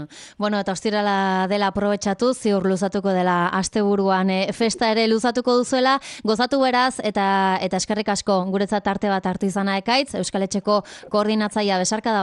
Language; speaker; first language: Basque; native; Basque